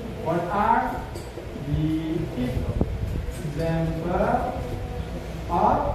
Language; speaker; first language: English; non-native, fluent; Indonesian